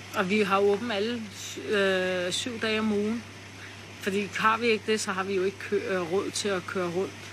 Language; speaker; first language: Danish; early bilingual, other home language; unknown